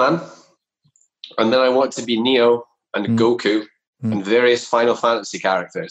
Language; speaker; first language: English; native; English